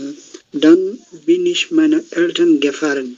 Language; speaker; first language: German; non-native, learner; Bangla